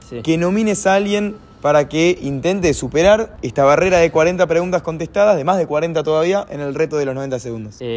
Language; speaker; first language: Spanish; native; Spanish